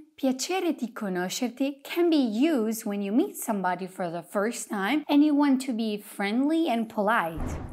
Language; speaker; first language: English; non-native, fluent; Italian